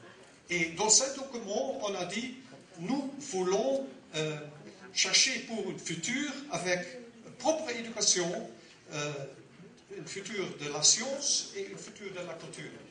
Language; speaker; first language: French; non-native, learner; Dutch